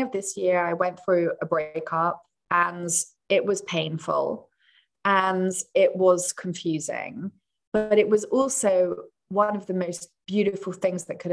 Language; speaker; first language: English; native; English